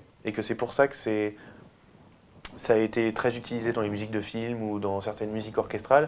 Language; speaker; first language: French; native; French